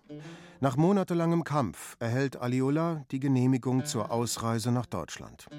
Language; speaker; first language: German; native; German